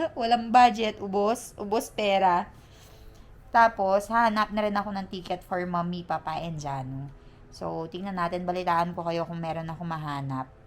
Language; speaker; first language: Filipino; non-native, local second language; Cebuano